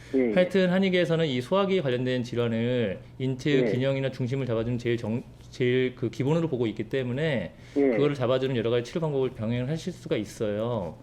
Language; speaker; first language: Korean; native; Korean